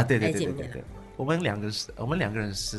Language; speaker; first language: Chinese; non-native, fluent; Japanese